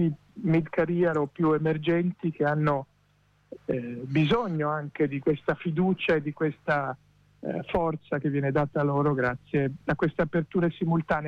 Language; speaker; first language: Italian; native; Italian